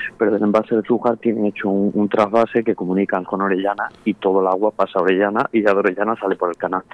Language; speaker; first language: Spanish; native; Spanish